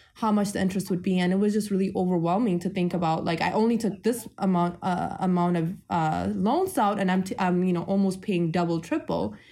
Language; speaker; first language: English; early bilingual, other home language; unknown